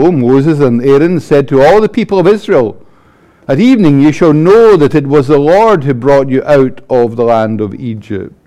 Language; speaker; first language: English; native; English